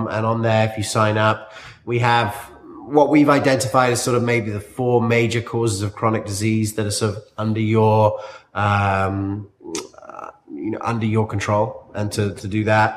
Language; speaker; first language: English; native; English